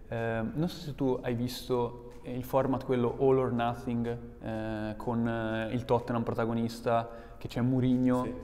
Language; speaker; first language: Italian; native; Italian